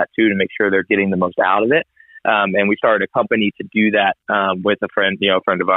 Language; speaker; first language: English; native; English